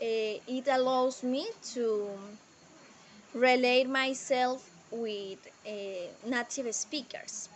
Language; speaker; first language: English; non-native, learner; Spanish